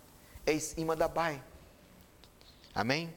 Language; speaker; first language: German; non-native, fluent; Portuguese